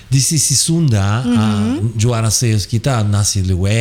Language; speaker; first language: Indonesian; non-native, fluent; Portuguese